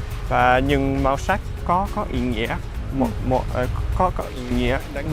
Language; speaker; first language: Vietnamese; non-native, learner; English